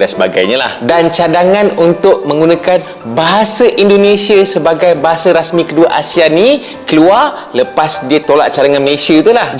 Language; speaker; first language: Malay; native; Malay